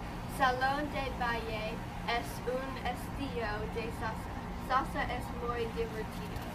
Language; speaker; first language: Spanish; non-native, learner; English